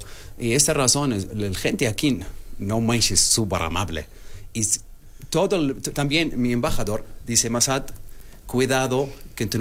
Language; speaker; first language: Spanish; non-native, learner; Arabic